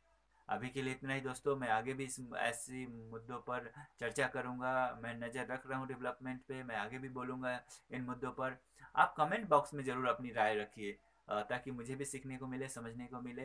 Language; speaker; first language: Hindi; native; Hindi